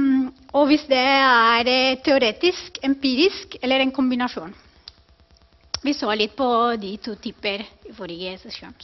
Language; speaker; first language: Norwegian; non-native, fluent; Spanish